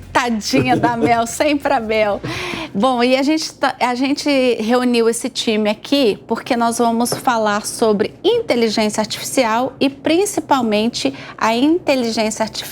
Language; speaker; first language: Portuguese; native; Portuguese